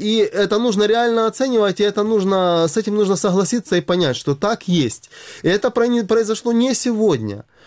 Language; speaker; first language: Russian; native; Russian